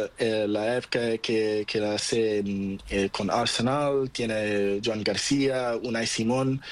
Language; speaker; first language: Spanish; non-native, learner; Portuguese